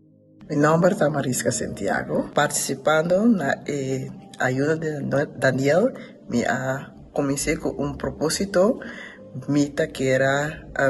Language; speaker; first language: Spanish; non-native, learner; Papiamento